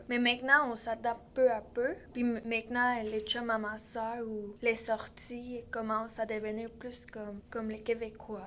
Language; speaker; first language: French; early bilingual, other home language; Spanish